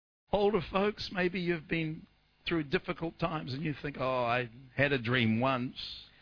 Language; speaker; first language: English; native; English